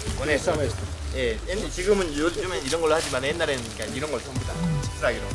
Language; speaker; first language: Spanish; non-native, learner; Korean